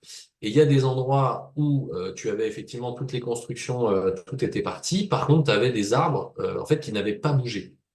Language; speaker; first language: French; native; French